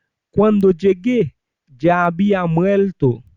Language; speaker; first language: Spanish; non-native, fluent; Haitian Creole